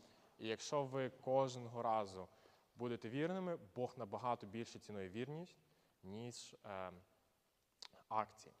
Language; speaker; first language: Ukrainian; native; Ukrainian